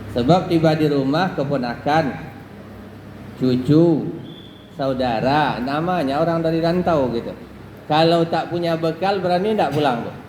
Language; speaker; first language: Malay; non-native, local second language; Minangkabau